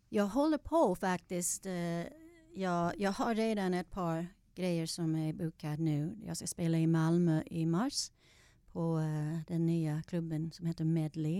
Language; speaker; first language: Swedish; non-native, fluent; English